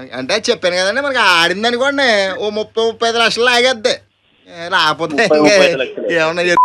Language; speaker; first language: Telugu; native; Telugu